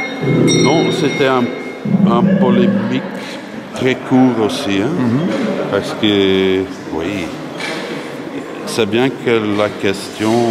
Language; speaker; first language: French; non-native, local second language; Dutch